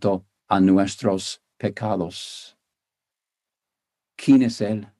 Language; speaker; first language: Spanish; non-native, fluent; English